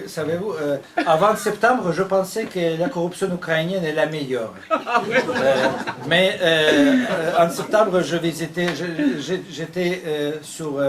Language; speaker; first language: French; non-native, fluent; Russian